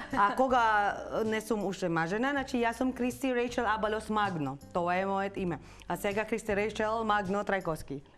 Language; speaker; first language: Macedonian; non-native, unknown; Filipino